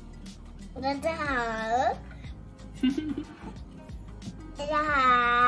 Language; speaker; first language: Chinese; early bilingual, heritage; Chinese